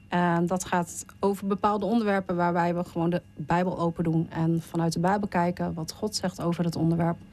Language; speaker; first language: Dutch; early bilingual, other home language; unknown